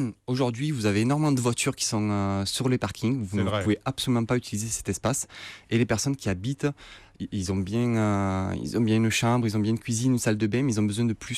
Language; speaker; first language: French; native; French